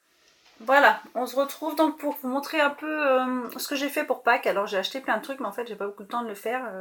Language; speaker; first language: French; native; French